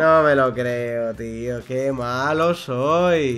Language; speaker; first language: Spanish; native; Spanish